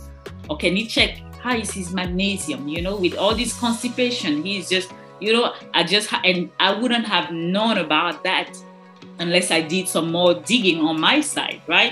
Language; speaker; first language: English; non-native, local second language; French